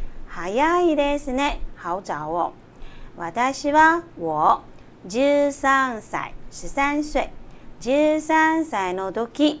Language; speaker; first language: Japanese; non-native, fluent; Chinese